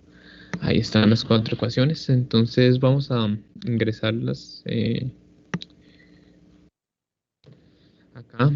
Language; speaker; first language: Spanish; native; Spanish